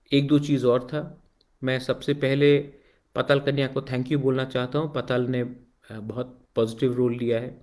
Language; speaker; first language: Hindi; non-native, local second language; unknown